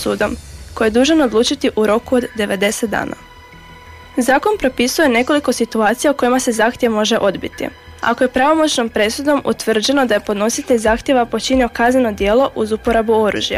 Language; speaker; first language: Serbian; native; Serbian